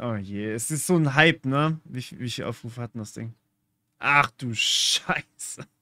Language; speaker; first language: German; native; German